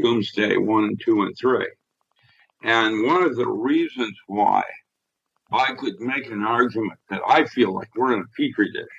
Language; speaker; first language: English; native; English